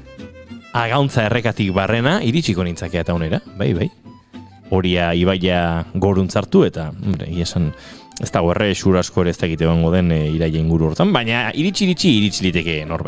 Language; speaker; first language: Basque; native; Basque